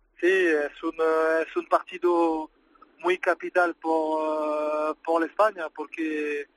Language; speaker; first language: Spanish; non-native, learner; French